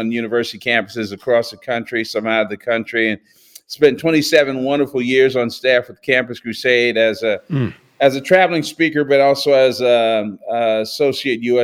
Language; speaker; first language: English; native; English